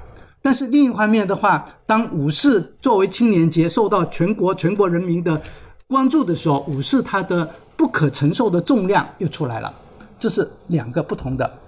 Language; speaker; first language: Chinese; native; Chinese